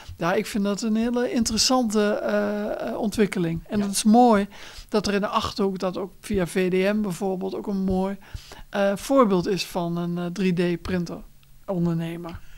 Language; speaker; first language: Dutch; native; Dutch